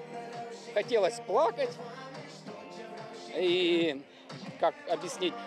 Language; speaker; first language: Russian; native; Russian